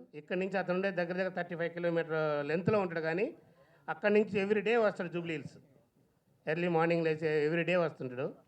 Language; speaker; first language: Telugu; native; Telugu